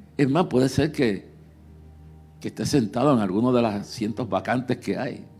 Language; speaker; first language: Spanish; early bilingual, heritage; Spanish